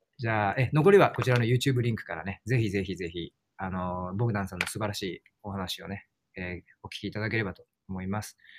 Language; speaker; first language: Japanese; native; Japanese